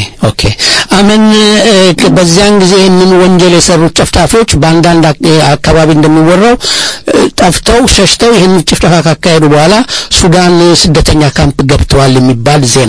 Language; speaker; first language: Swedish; non-native, fluent; Amharic